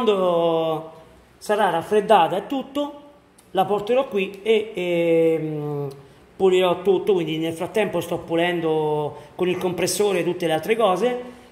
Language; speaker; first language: Italian; native; Italian